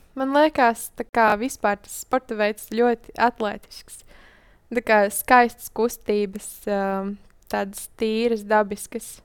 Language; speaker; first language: Latvian; native; Latvian